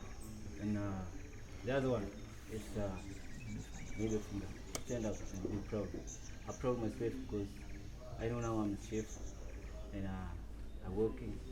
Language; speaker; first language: English; non-native, local second language; Swahili